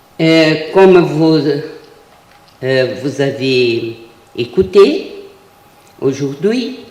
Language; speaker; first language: French; non-native, fluent; Portuguese